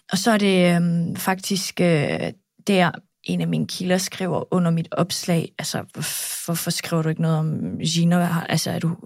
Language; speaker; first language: Danish; early bilingual, other home language; Kurdish